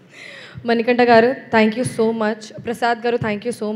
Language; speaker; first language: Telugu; non-native, fluent; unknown